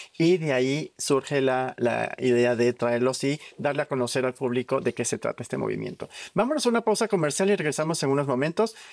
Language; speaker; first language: Spanish; native; Spanish